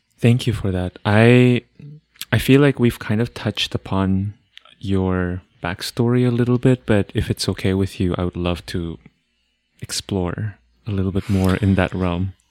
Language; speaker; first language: English; non-native, fluent; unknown